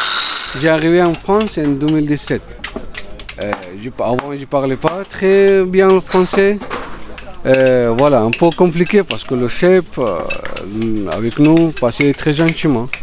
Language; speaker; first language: French; non-native, learner; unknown